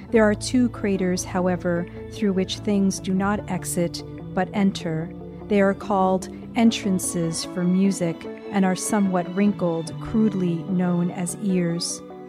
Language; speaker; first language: English; early bilingual, other home language; Spanish